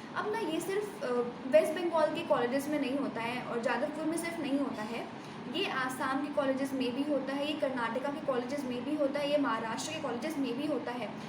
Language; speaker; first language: Hindi; native; Hindi